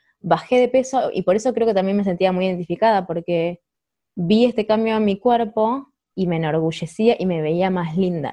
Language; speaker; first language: Spanish; native; Spanish